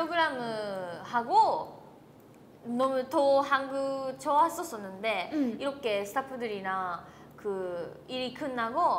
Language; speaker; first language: Korean; non-native, learner; Japanese